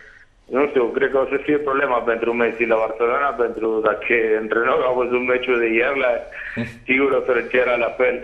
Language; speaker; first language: Romanian; non-native, fluent; Spanish